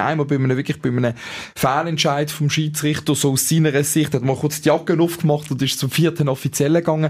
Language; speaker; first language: German; native; German